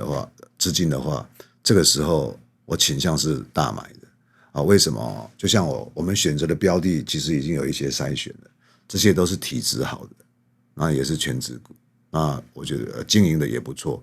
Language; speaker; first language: Chinese; native; Chinese